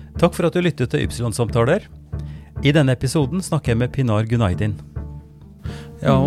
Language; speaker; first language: Norwegian; native; Norwegian